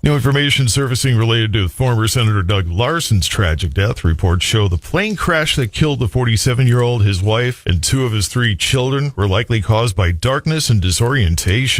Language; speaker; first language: English; native; English